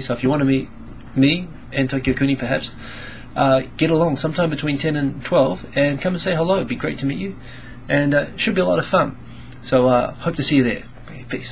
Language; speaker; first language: English; native; English